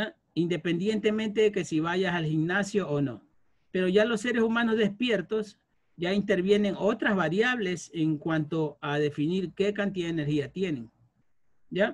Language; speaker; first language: Spanish; native; Spanish